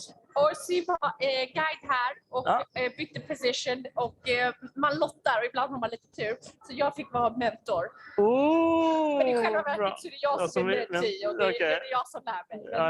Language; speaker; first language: Swedish; native; Swedish